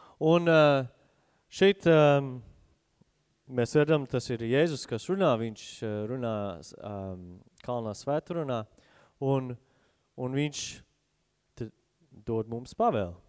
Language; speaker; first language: Latvian; non-native, fluent; English